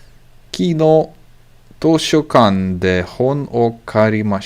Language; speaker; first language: Japanese; non-native, learner; English